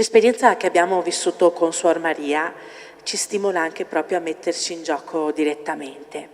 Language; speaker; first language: Italian; native; Italian